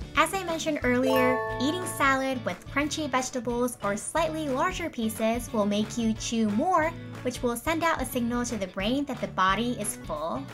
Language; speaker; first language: English; early bilingual, other home language; Japanese